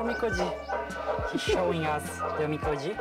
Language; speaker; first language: English; non-native, fluent; Italian